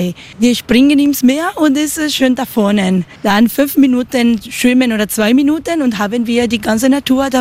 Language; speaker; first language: German; non-native, learner; Spanish